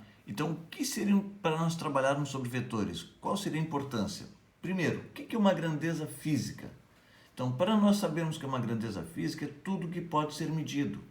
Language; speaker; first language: Portuguese; native; Portuguese